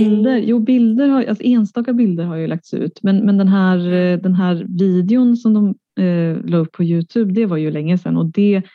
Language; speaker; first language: Swedish; native; Swedish